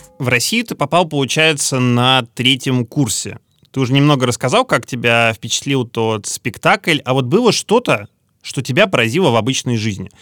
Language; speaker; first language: Russian; native; Russian